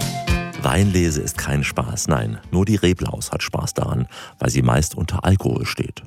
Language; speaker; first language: German; native; German